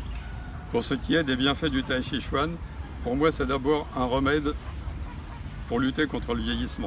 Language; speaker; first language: French; native; French